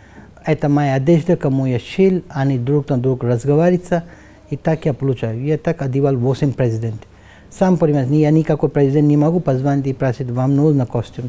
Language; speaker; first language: Russian; non-native, learner; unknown